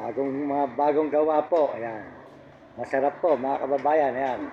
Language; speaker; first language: Filipino; native; Filipino